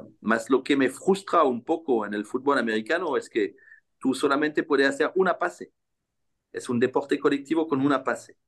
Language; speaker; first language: Spanish; non-native, fluent; French